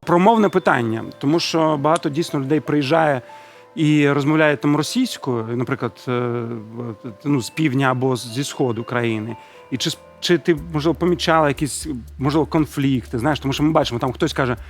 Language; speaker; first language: Ukrainian; non-native, local second language; Russian